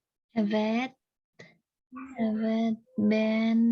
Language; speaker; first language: Turkish; non-native, learner; Indonesian